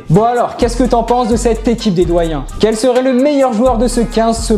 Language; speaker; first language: French; native; French